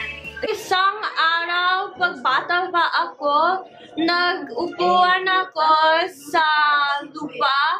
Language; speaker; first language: Filipino; early bilingual, heritage; English